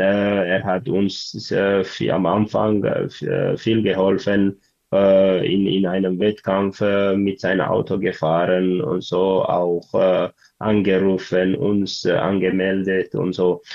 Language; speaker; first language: German; non-native, learner; Tigrinya